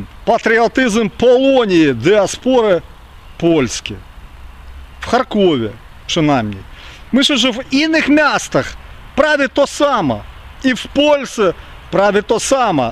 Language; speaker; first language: Polish; early bilingual, heritage; Ukrainian